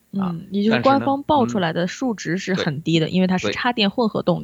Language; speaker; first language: Chinese; native; Chinese